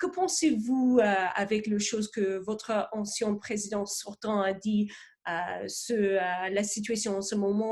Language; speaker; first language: French; non-native, fluent; English